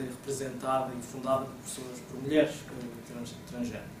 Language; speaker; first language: Portuguese; native; Portuguese